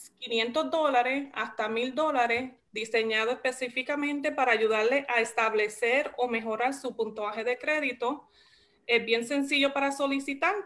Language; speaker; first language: Spanish; early bilingual, heritage; Spanish